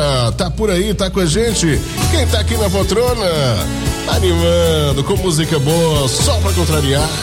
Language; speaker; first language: Portuguese; native; Portuguese